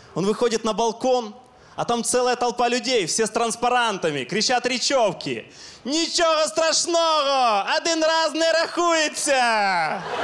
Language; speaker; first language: Russian; non-native, local second language; Ukrainian